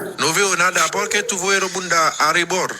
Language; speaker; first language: Spanish; non-native, learner; Haitian Creole